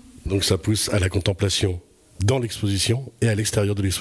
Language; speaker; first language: French; native; French